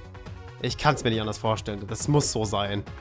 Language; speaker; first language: German; native; German